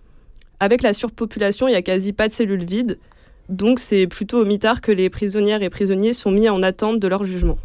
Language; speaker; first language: French; native; French